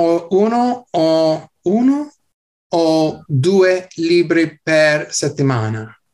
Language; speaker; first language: Italian; non-native, learner; English